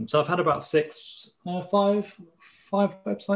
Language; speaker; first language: English; native; English